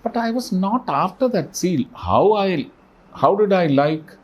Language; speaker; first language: English; non-native, local second language; Malayalam